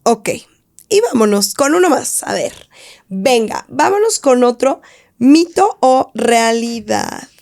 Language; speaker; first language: Spanish; native; Spanish